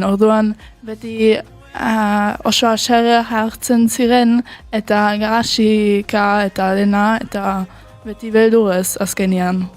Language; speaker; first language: Basque; early bilingual, heritage; Basque